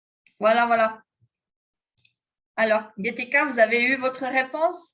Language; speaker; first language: French; non-native, fluent; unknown